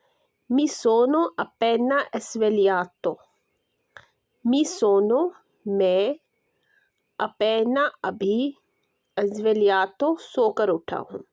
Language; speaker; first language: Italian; non-native, learner; Urdu